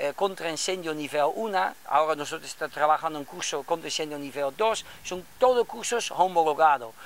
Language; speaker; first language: Spanish; non-native, learner; Dutch